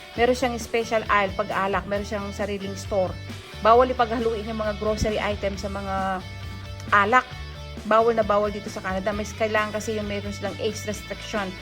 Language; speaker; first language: Filipino; non-native, local second language; Pampanga